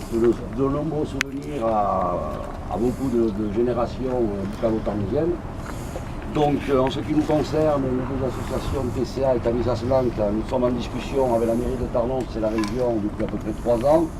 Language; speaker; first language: French; native; French